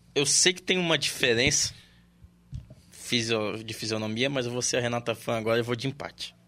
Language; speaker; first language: Portuguese; native; Portuguese